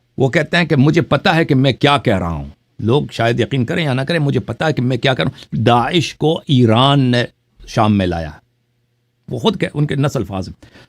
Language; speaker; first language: Urdu; non-native, fluent; Persian